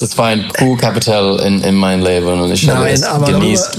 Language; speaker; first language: German; non-native, learner; English